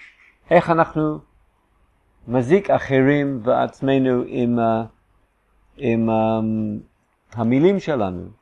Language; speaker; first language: Hebrew; non-native, fluent; English